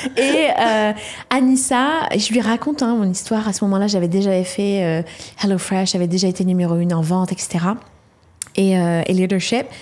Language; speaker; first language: French; native; French